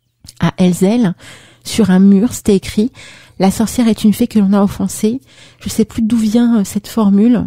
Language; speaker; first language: French; native; French